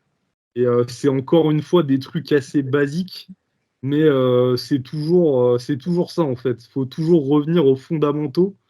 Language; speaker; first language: French; native; French